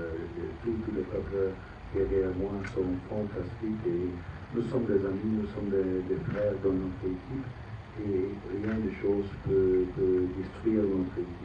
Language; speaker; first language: French; non-native, fluent; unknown